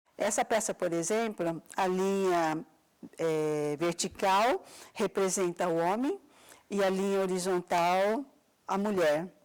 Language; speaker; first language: Portuguese; early bilingual, other home language; Cantonese